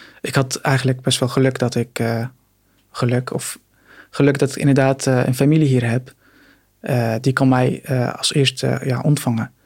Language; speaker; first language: Dutch; non-native, fluent; Arabic